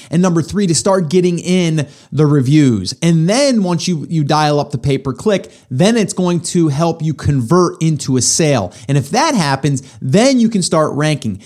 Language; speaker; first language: English; native; English